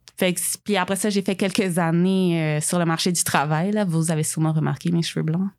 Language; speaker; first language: French; native; French